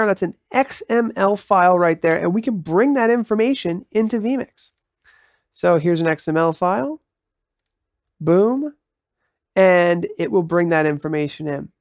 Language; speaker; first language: English; native; English